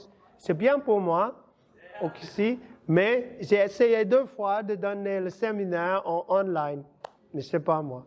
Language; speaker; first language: French; non-native, learner; Vietnamese